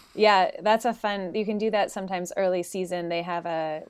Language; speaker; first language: English; native; English